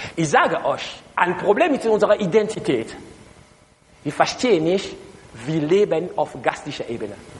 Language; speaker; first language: German; non-native, learner; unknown